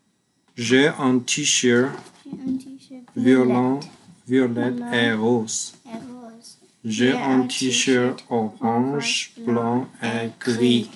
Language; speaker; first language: French; non-native, learner; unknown